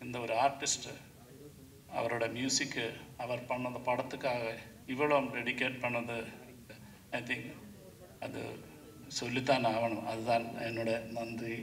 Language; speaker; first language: Tamil; non-native, learner; Malayalam